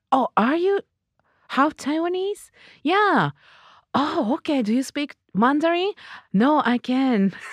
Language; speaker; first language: English; non-native, learner; Japanese